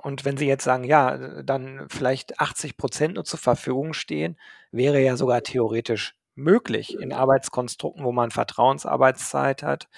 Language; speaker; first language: German; native; German